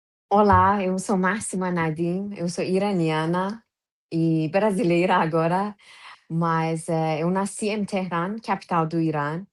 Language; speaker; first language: Portuguese; non-native, fluent; Persian